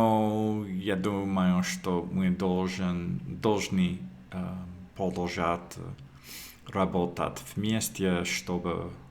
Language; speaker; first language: Russian; non-native, learner; English